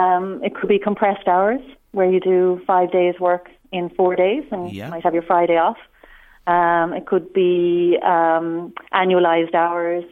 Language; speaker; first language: English; native; English